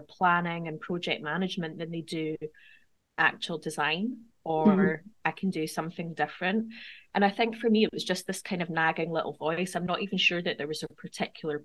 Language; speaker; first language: English; native; English